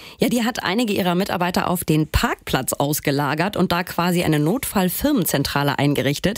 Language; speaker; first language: German; native; German